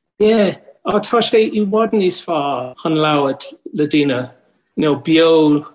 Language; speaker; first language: Irish; non-native, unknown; English